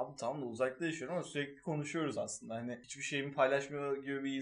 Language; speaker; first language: Turkish; native; Turkish